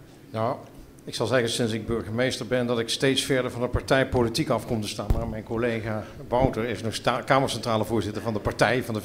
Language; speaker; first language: Dutch; native; Dutch